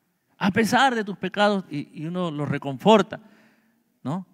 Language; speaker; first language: Spanish; native; Spanish